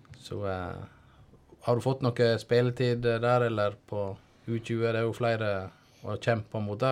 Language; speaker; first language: Norwegian; native; Norwegian